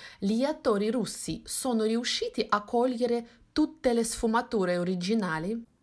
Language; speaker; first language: Italian; non-native, fluent; Russian